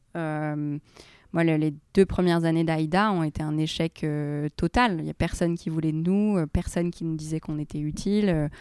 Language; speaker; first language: French; early bilingual, other home language; Arabic